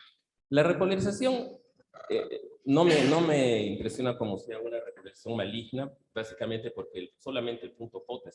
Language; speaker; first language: Spanish; native; Spanish